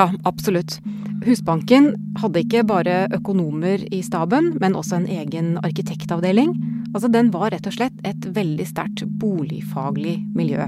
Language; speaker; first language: Norwegian; native; Norwegian